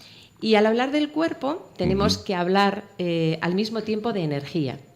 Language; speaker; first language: Spanish; native; Spanish